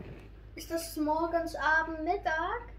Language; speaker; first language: Dutch; non-native, learner; German